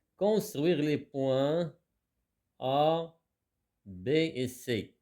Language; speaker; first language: French; non-native, local second language; Arabic